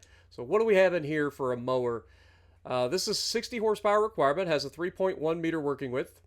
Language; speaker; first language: English; native; English